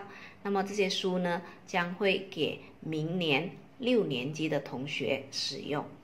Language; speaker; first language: Chinese; native; Chinese